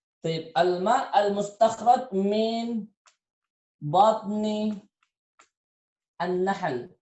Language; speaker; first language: Arabic; non-native, fluent; Indonesian